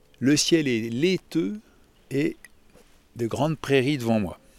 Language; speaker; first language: French; native; French